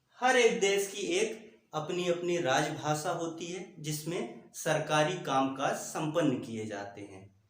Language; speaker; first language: Hindi; native; Hindi